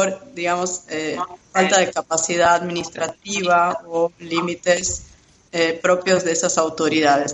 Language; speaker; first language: Spanish; non-native, fluent; Portuguese